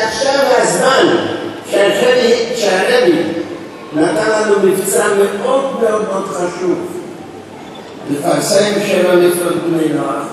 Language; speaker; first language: Hebrew; non-native, fluent; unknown